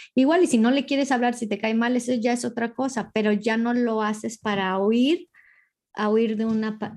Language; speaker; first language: Spanish; early bilingual, heritage; Spanish